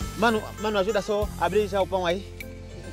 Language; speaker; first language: Portuguese; non-native, learner; Vietnamese